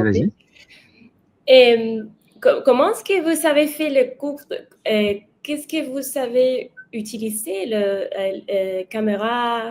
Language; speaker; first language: French; non-native, learner; Spanish